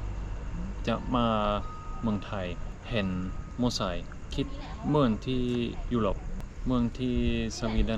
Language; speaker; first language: Thai; non-native, learner; Swedish